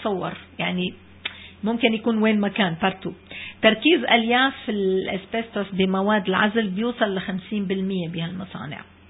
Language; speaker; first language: Arabic; native; Arabic